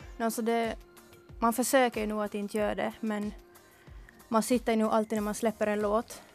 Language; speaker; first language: Swedish; native; Swedish